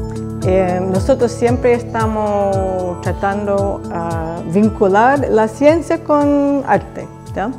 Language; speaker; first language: Spanish; non-native, learner; English